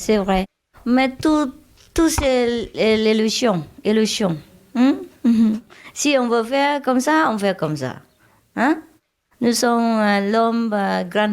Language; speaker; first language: French; non-native, learner; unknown